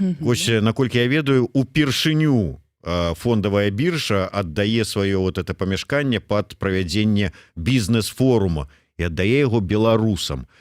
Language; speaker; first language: Belarusian; native; Belarusian